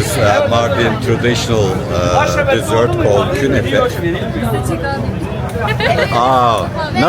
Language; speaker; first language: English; non-native, fluent; Turkish